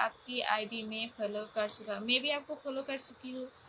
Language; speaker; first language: Hindi; non-native, fluent; Bangla